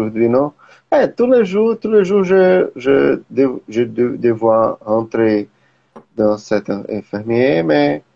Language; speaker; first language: French; non-native, learner; Portuguese